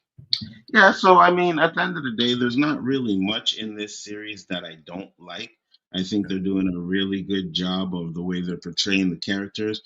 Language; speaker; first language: English; native; English